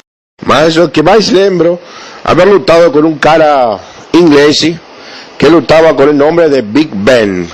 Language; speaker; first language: Portuguese; non-native, learner; Spanish